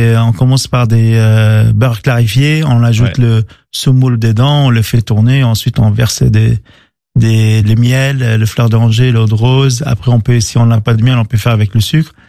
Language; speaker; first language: French; non-native, local second language; Arabic